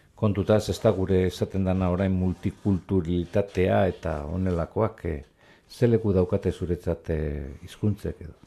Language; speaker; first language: Basque; native; Basque